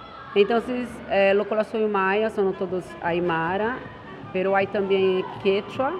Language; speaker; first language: Spanish; non-native, learner; Portuguese